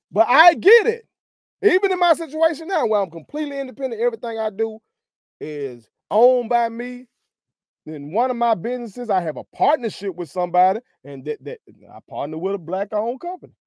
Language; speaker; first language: English; native; English